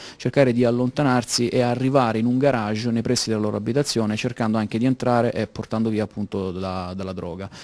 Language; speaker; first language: Italian; native; Italian